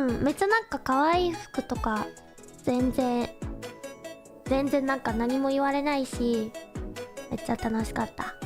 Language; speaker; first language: Japanese; non-native, learner; English